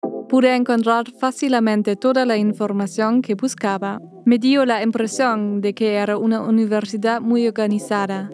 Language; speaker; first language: Spanish; non-native, fluent; German